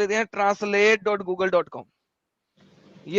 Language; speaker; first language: Hindi; native; Hindi